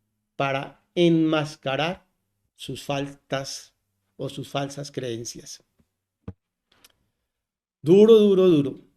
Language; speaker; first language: Spanish; native; Spanish